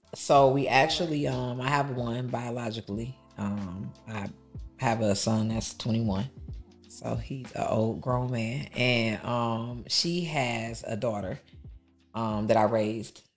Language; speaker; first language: English; native; English